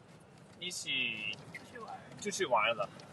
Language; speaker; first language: Chinese; early bilingual, heritage; Chinese